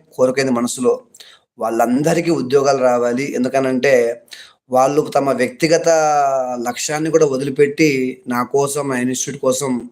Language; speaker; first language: Telugu; native; Telugu